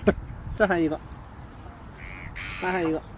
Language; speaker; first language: Chinese; native; Chinese